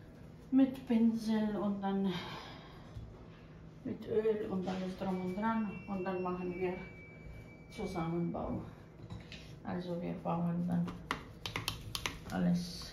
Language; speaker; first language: German; non-native, fluent; Croatian